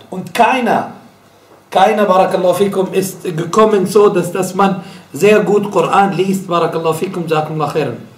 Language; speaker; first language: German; non-native, fluent; Arabic